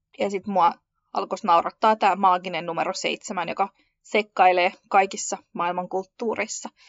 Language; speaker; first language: Finnish; early bilingual, other home language; Kurdish